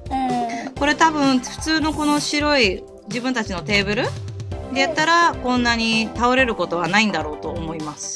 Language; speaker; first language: Japanese; native; Japanese